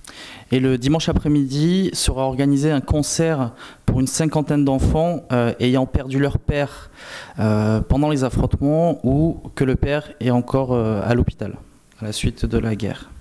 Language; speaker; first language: French; native; French